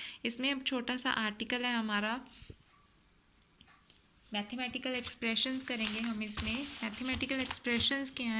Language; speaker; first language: Hindi; native; Hindi